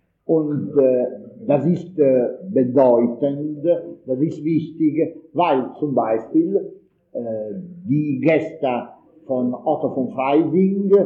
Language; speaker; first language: German; non-native, fluent; Italian